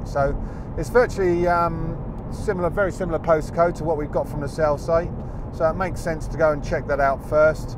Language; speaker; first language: English; native; English